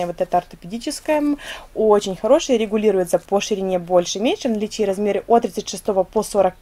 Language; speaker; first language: Russian; native; Russian